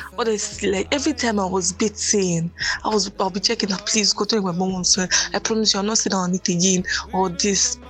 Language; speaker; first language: English; non-native, local second language; Yoruba